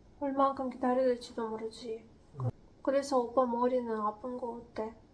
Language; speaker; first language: Korean; non-native, fluent; Russian